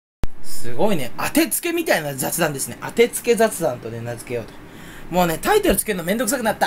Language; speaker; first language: Japanese; native; Japanese